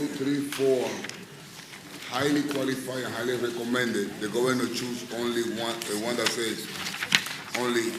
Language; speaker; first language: English; non-native, fluent; Spanish